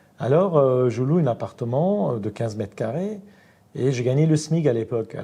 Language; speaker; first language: French; non-native, fluent; Armenian